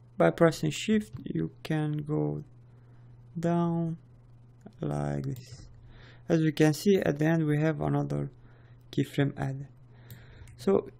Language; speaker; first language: English; non-native, fluent; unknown